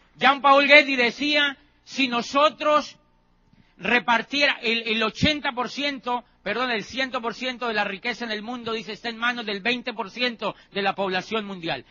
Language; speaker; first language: Spanish; native; Spanish